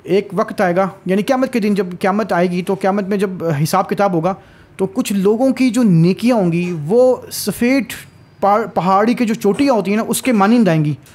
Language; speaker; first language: Urdu; native; Urdu